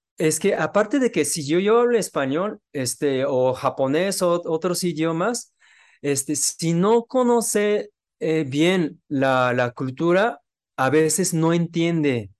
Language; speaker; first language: Spanish; non-native, fluent; Japanese